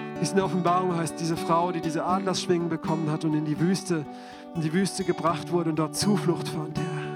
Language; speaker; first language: German; native; German